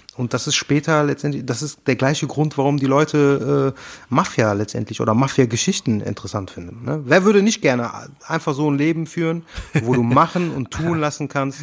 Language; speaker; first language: German; native; German